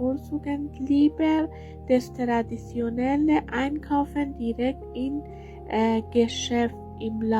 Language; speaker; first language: German; non-native, learner; Persian